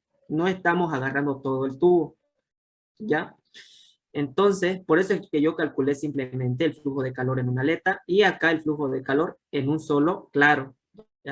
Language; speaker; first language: Spanish; native; Spanish